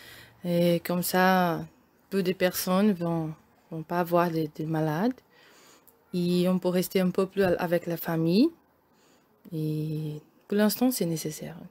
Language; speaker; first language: French; non-native, learner; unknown